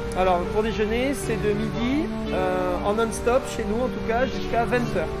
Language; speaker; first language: French; native; French